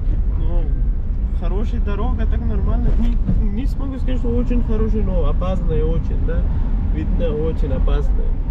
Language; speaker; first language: Russian; non-native, learner; Pashto